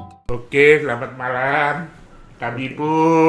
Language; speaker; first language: Indonesian; native; Indonesian